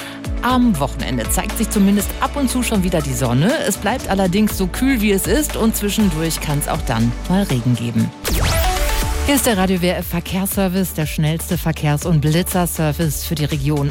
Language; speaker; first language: German; native; German